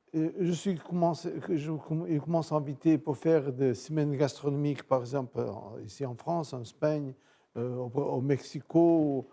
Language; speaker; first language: French; non-native, fluent; Portuguese